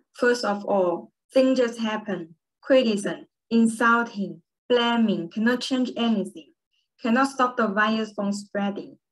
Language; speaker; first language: English; early bilingual, other home language; Chinese